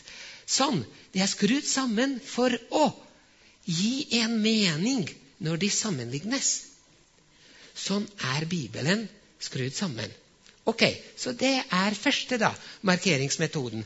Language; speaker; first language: Norwegian; non-native, fluent; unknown